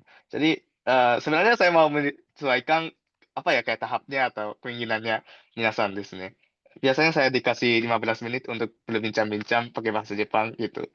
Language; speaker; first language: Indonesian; non-native, fluent; Japanese